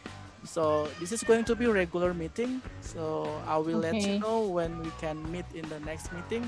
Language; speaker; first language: English; non-native, fluent; Indonesian